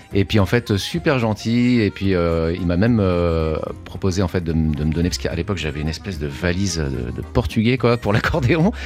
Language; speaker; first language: French; native; French